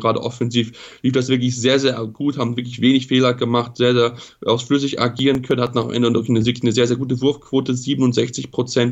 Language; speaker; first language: German; native; German